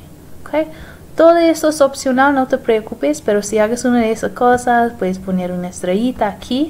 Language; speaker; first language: Spanish; non-native, fluent; English